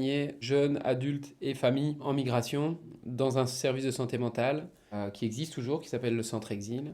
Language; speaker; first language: French; native; French